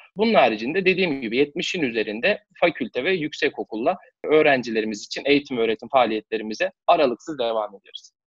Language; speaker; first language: Turkish; native; Turkish